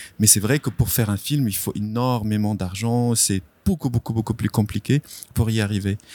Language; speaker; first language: French; non-native, local second language; Arabic